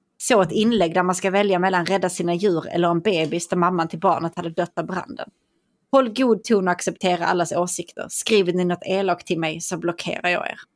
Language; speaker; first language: Swedish; native; Swedish